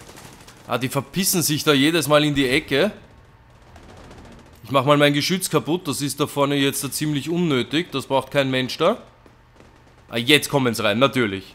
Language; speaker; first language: German; native; German